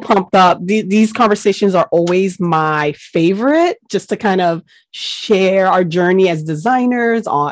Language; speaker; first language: English; early bilingual, other home language; Haitian Creole